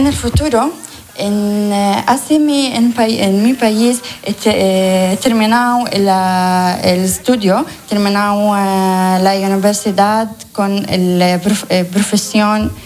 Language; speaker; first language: Spanish; non-native, learner; Arabic